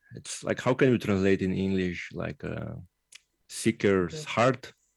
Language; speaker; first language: English; non-native, fluent; Portuguese